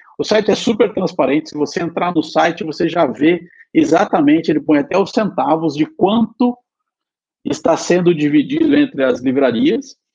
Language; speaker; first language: Portuguese; native; Portuguese